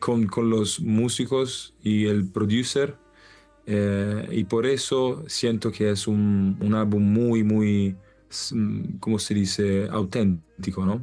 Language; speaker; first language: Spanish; non-native, learner; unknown